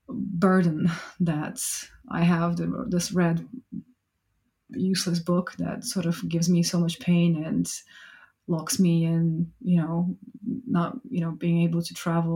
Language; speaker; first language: English; non-native, fluent; Russian